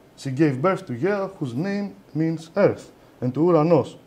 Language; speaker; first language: English; non-native, fluent; Greek